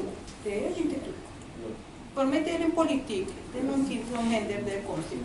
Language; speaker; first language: Swedish; non-native, learner; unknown